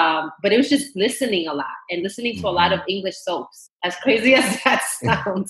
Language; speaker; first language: English; early bilingual, other home language; Spanish